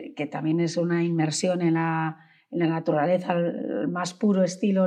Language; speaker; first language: Spanish; native; Spanish